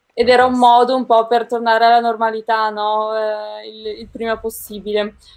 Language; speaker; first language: Italian; native; Italian